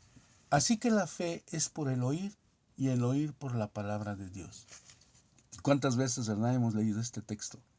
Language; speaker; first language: Spanish; native; Spanish